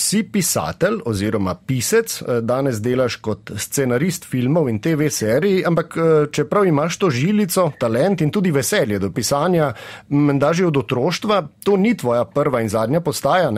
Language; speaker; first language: Slovenian; native; Slovenian